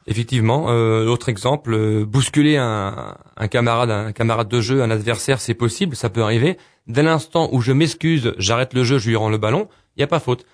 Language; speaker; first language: French; native; French